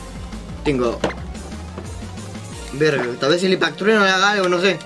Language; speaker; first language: Spanish; native; Spanish